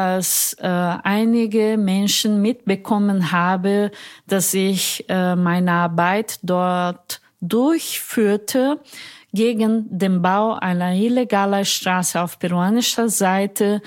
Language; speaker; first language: German; non-native, fluent; Portuguese